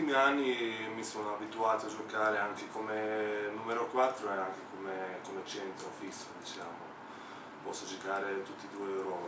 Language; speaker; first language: Italian; non-native, fluent; Slovenian